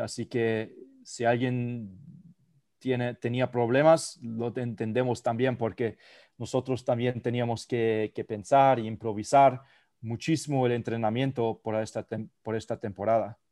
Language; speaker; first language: Spanish; non-native, fluent; German